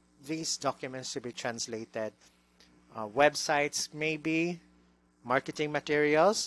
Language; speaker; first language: English; non-native, local second language; Cebuano